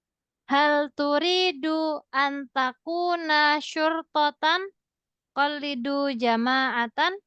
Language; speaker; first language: Arabic; non-native, fluent; Indonesian